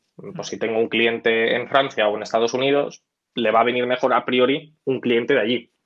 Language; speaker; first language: Spanish; native; Spanish